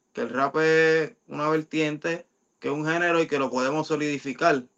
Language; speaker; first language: Spanish; native; Spanish